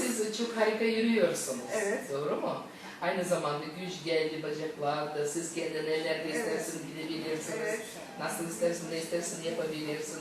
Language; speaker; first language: Turkish; non-native, learner; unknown